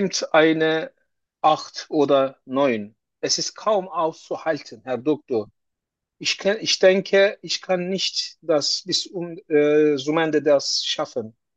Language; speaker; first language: German; non-native, learner; Turkish